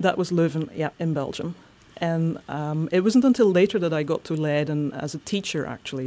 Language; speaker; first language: English; non-native, fluent; Dutch